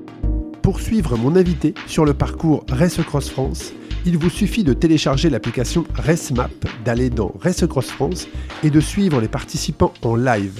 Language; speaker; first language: French; native; French